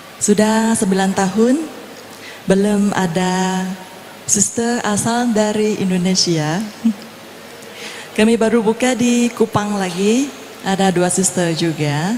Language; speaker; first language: Indonesian; non-native, fluent; Vietnamese